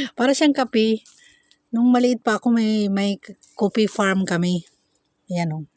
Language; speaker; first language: Filipino; non-native, local second language; Cebuano